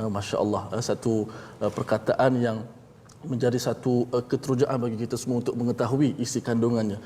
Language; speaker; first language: Malay; native; Malay